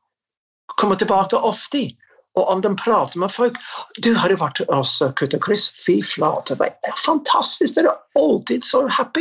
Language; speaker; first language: Norwegian; non-native, fluent; English